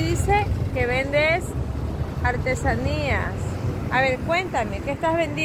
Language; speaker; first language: Spanish; native; Spanish